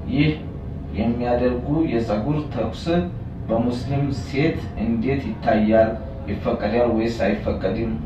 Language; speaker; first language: Amharic; native; Amharic